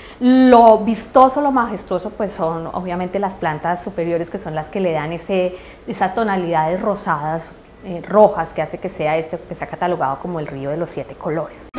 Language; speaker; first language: Spanish; native; Spanish